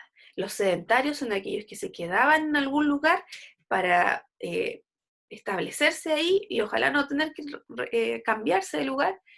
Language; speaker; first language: Spanish; native; Spanish